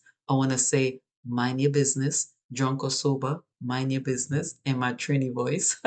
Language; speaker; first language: English; native; English